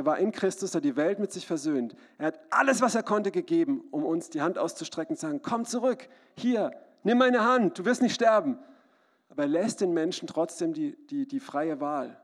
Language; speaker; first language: German; native; German